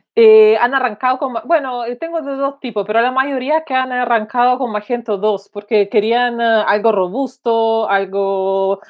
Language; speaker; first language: Spanish; non-native, fluent; Italian